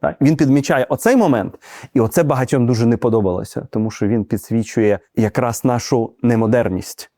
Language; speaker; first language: Ukrainian; native; Ukrainian